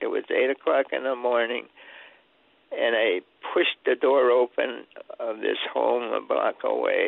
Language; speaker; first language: English; early bilingual, other home language; Swedish